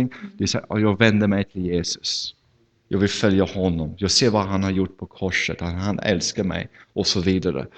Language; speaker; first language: Swedish; non-native, fluent; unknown